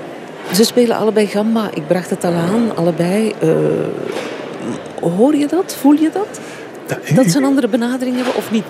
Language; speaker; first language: Dutch; native; Dutch